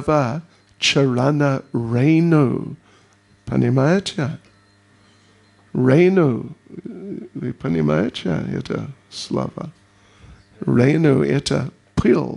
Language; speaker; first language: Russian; non-native, learner; English